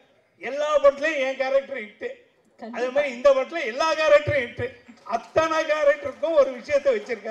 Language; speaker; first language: Tamil; native; Tamil